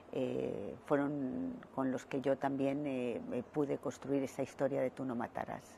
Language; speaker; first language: Spanish; native; Spanish